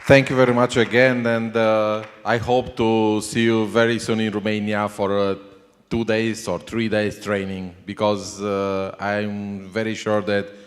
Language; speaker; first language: English; non-native, learner; Romanian